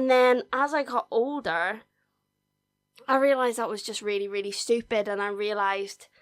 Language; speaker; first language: English; native; English